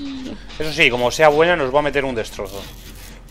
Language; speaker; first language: Spanish; native; Spanish